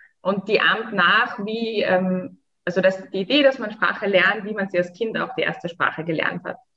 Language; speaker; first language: German; native; German